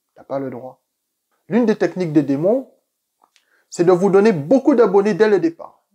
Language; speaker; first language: French; native; French